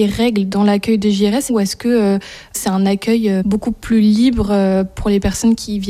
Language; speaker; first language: French; native; French